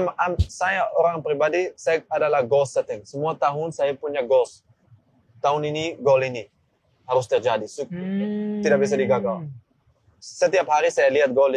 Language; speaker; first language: Indonesian; non-native, learner; Dutch